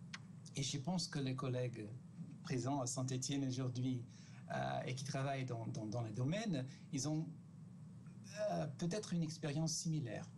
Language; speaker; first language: French; non-native, fluent; Portuguese